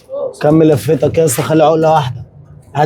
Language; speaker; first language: Arabic; native; Arabic